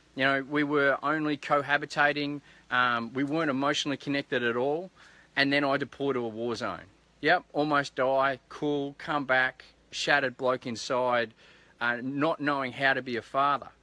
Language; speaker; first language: English; native; English